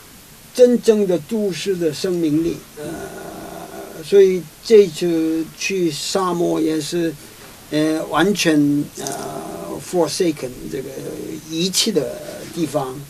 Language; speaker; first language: Chinese; non-native, fluent; Korean